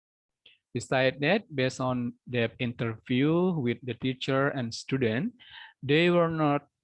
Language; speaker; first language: English; non-native, local second language; Indonesian